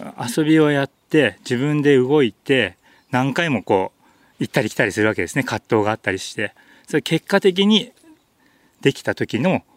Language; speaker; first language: Japanese; native; Japanese